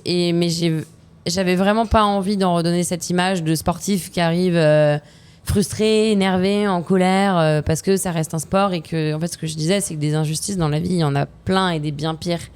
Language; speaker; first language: French; native; French